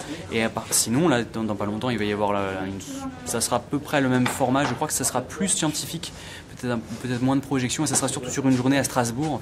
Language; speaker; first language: French; native; French